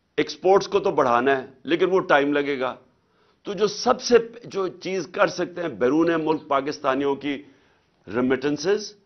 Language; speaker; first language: Urdu; native; Urdu